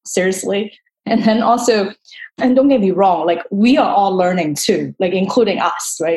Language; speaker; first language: English; non-native, local second language; Cantonese